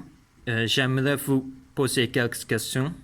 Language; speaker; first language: French; non-native, learner; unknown